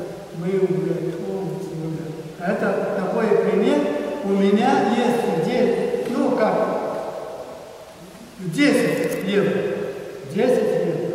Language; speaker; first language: Russian; non-native, learner; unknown